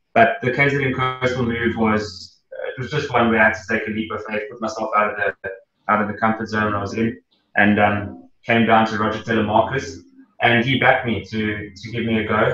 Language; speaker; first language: English; native; English